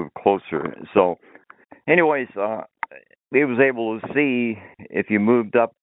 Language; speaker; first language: English; early bilingual, other home language; Finnish